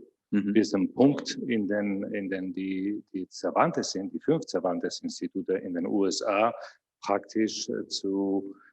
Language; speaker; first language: German; non-native, fluent; Spanish